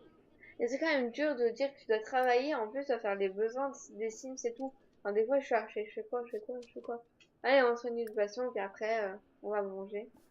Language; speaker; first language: French; native; French